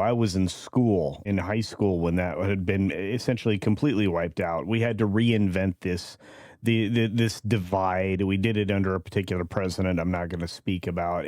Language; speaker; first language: English; native; English